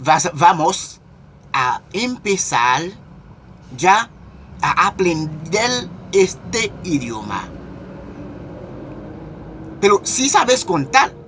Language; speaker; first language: Spanish; non-native, local second language; Haitian Creole